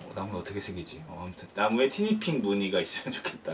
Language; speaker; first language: Korean; native; Korean